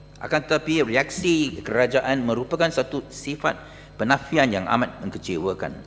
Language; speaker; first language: Malay; non-native, local second language; Chinese